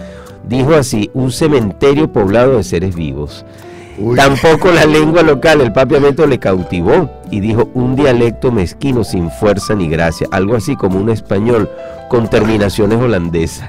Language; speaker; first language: Spanish; native; Spanish